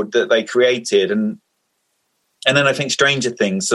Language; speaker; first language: English; native; English